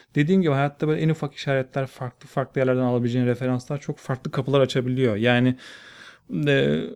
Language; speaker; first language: Turkish; native; Turkish